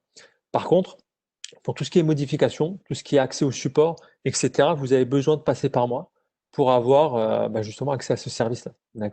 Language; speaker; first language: French; native; French